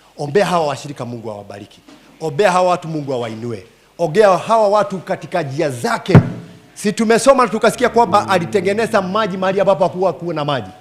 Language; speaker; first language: Swahili; non-native, local second language; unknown